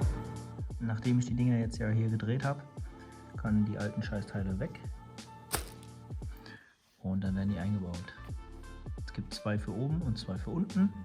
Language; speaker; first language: German; native; German